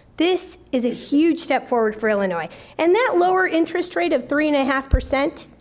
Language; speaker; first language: English; native; English